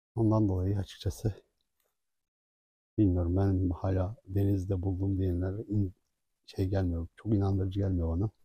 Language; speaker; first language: Turkish; native; Turkish